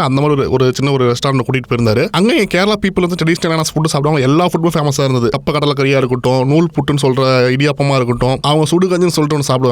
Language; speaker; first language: Tamil; native; Tamil